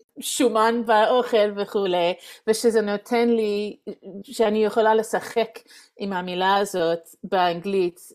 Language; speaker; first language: Hebrew; non-native, fluent; English